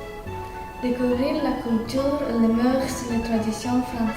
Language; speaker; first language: French; non-native, learner; Ukrainian